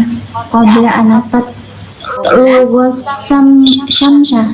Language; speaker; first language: Arabic; non-native, learner; Indonesian